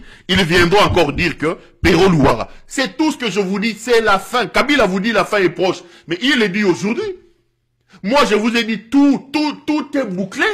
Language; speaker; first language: French; non-native, local second language; Lingala